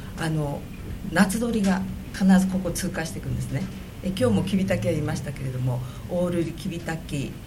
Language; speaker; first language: Japanese; native; Japanese